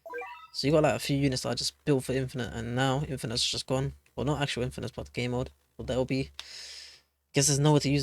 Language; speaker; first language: English; native; English